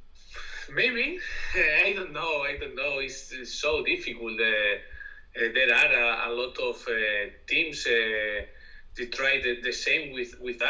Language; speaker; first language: English; non-native, learner; Spanish